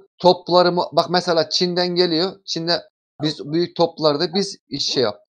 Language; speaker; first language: Turkish; native; Turkish